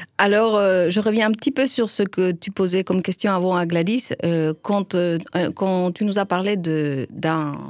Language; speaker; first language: French; non-native, fluent; Spanish